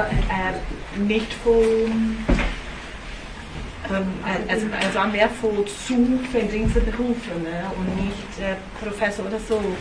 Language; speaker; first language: German; non-native, fluent; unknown